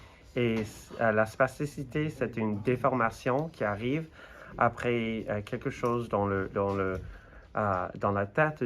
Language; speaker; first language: French; non-native, fluent; English